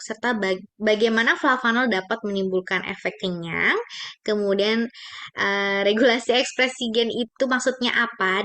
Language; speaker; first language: Indonesian; native; Indonesian